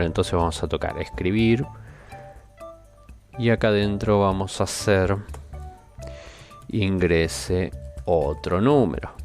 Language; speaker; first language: Spanish; native; Spanish